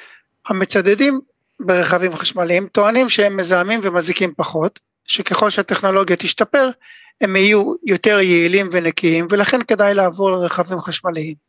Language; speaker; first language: Hebrew; native; Hebrew